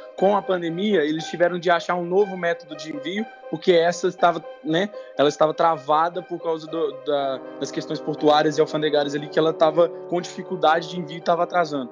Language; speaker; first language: Portuguese; native; Portuguese